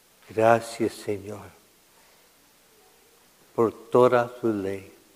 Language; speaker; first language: Spanish; non-native, learner; English